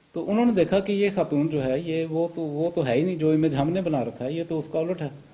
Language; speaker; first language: Urdu; native; Urdu